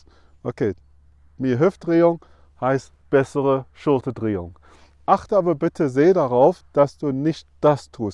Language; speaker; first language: German; non-native, fluent; English